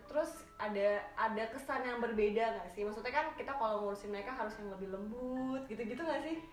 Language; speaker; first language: Indonesian; native; Indonesian